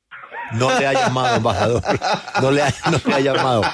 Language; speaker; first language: Spanish; native; Spanish